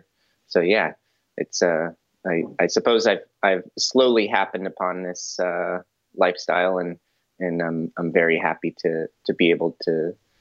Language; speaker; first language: English; native; English